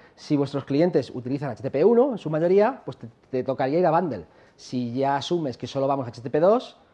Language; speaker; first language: Spanish; native; Spanish